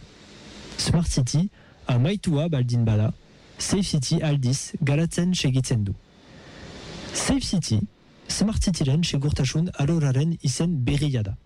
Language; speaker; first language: Basque; non-native, local second language; French